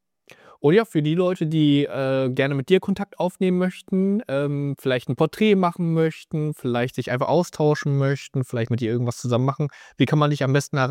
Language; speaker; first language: German; native; German